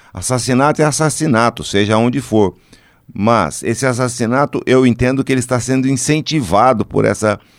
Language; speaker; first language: Portuguese; native; Portuguese